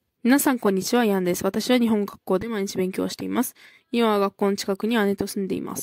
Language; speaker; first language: Japanese; non-native, fluent; Kyrgyz